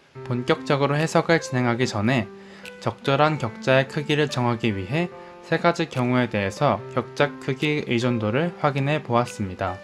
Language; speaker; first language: Korean; native; Korean